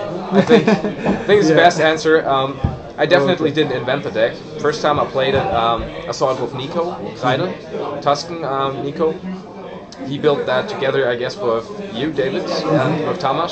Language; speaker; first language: English; non-native, fluent; German